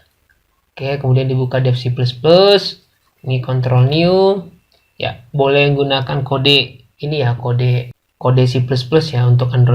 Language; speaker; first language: Indonesian; native; Indonesian